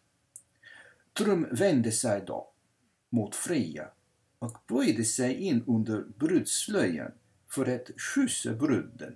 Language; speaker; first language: Swedish; non-native, fluent; English